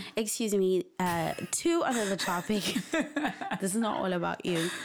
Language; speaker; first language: English; non-native, local second language; Shona